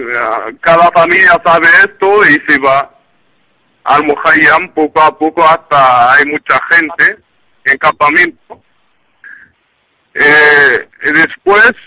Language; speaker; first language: Spanish; non-native, learner; Arabic